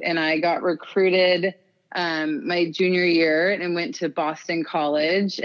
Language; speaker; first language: English; native; English